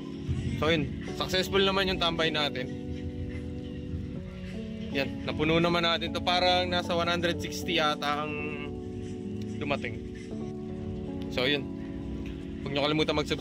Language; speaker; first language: Filipino; native; Filipino